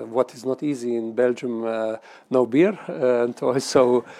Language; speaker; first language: English; non-native, fluent; Slovenian